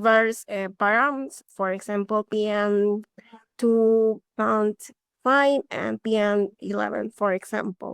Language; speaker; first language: English; non-native, learner; Spanish